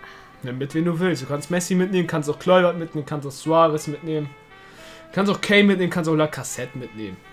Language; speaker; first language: German; early bilingual, other home language; Turkish